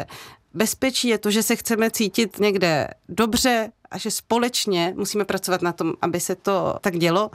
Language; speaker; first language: Czech; native; Czech